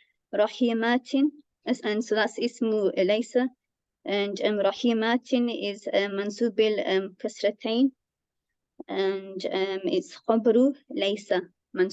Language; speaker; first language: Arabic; non-native, learner; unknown